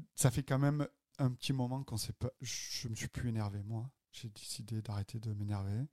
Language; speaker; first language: French; native; French